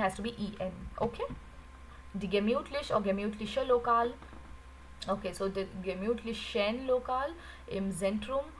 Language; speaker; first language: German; non-native, learner; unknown